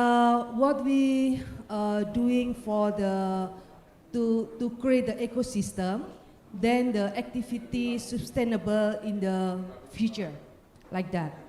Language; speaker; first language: English; non-native, learner; Indonesian